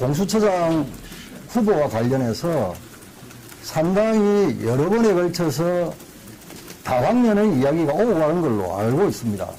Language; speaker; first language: Korean; native; Korean